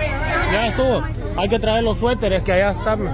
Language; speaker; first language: Spanish; native; Spanish